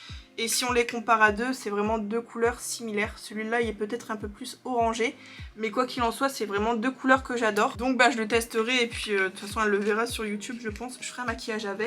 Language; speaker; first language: French; native; French